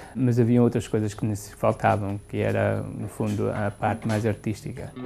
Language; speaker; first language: Portuguese; native; Portuguese